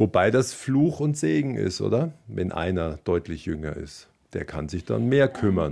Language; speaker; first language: German; native; German